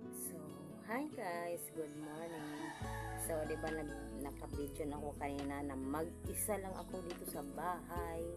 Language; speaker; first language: Filipino; non-native, local second language; Cebuano